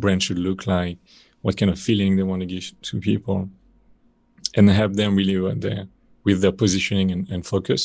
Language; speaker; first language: English; non-native, fluent; French